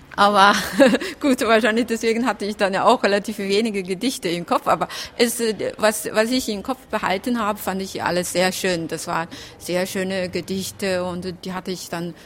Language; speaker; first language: German; non-native, fluent; Chinese